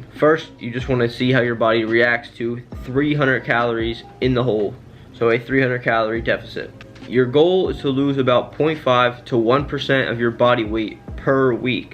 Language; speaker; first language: English; native; English